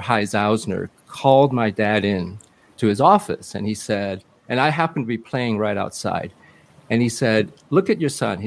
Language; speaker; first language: English; early bilingual, other home language; Cantonese